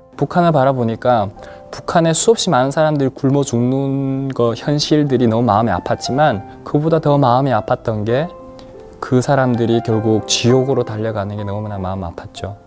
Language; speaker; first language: Korean; native; Korean